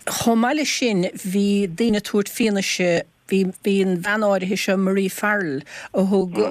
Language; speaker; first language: Irish; native; Irish